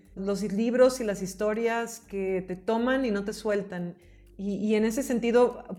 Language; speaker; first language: Spanish; native; Spanish